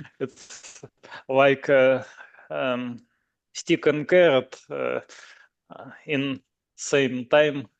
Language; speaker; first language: English; non-native, learner; Russian